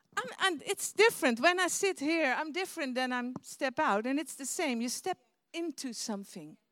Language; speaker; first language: English; non-native, fluent; Dutch